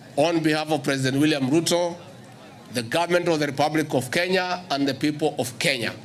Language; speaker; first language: English; non-native, local second language; Kikuyu